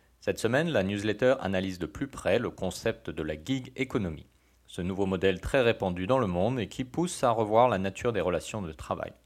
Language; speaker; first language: French; native; French